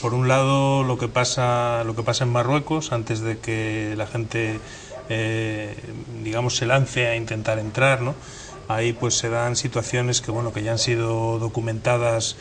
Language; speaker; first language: Spanish; native; Spanish